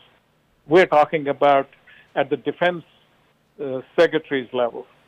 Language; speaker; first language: English; non-native, local second language; Kashmiri